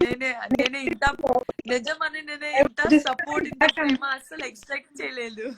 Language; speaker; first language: Telugu; non-native, learner; Gujarati